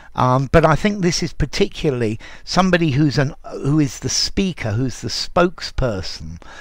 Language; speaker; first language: English; native; English